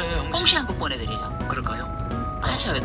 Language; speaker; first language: Korean; native; Korean